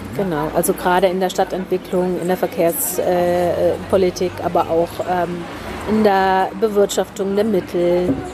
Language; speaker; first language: German; early bilingual, heritage; German